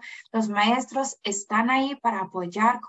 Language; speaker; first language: Spanish; non-native, fluent; English